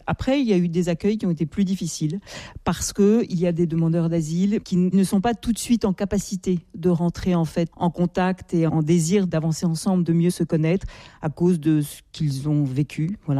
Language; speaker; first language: French; native; French